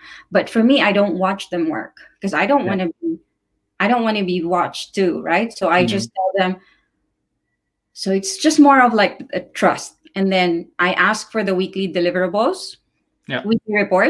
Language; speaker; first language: English; non-native, local second language; Filipino